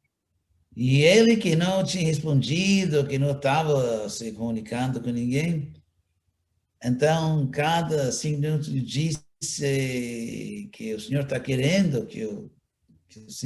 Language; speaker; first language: Portuguese; non-native, fluent; English